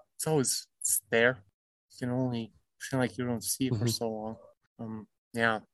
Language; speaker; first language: English; early bilingual, other home language; Romanian